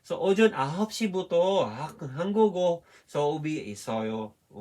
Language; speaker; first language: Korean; non-native, fluent; Filipino